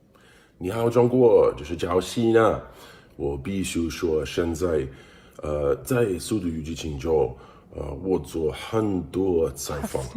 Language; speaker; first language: Chinese; non-native, learner; English